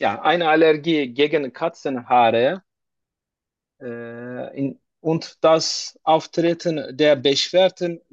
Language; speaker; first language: German; non-native, learner; Turkish